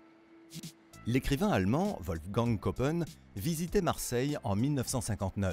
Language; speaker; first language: French; native; French